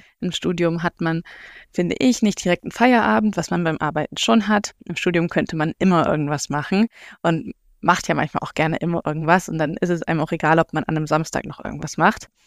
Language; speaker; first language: German; native; German